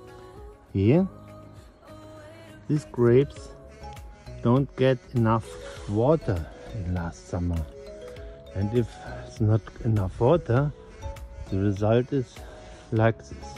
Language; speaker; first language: English; non-native, learner; German